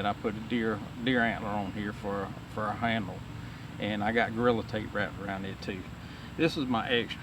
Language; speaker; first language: English; native; English